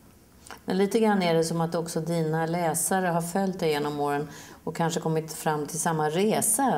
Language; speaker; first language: Swedish; native; Swedish